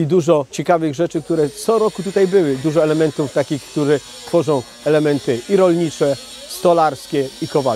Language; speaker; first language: Polish; native; Polish